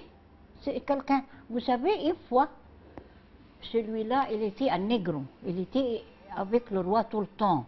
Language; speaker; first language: French; non-native, learner; Arabic